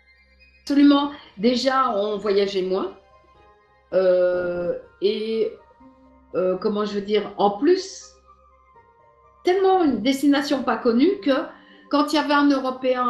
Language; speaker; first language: French; native; French